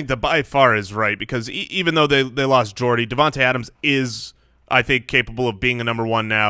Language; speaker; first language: English; native; English